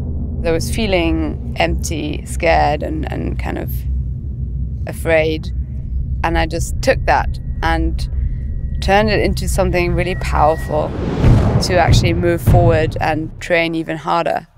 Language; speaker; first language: English; non-native, fluent; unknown